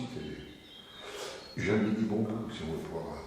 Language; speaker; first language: French; native; French